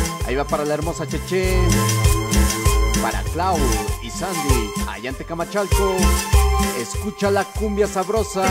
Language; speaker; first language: Spanish; native; Spanish